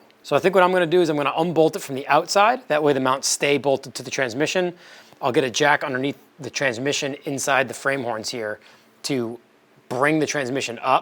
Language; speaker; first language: English; native; English